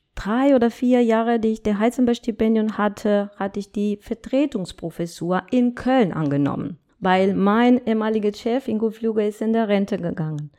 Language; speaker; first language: German; non-native, fluent; Spanish